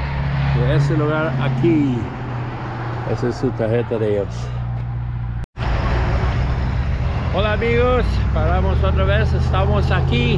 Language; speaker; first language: Spanish; non-native, fluent; English